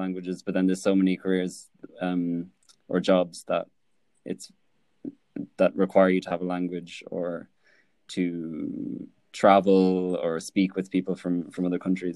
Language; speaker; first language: English; native; English